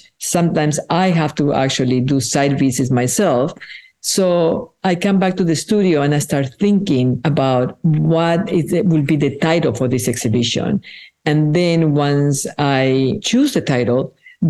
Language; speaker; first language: English; non-native, fluent; Spanish